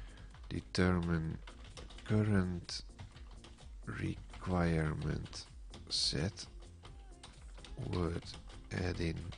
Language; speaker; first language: English; non-native, fluent; Dutch